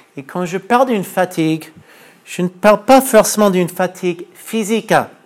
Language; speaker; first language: French; non-native, fluent; English